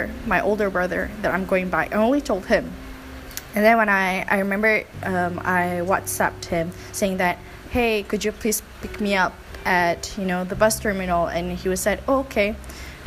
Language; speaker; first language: English; non-native, local second language; Malay